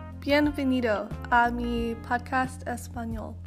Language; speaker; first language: Spanish; non-native, learner; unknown